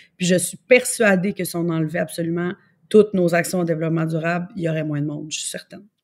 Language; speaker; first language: French; native; French